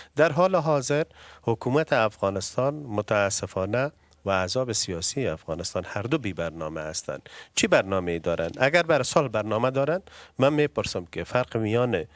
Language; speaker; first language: Persian; native; Persian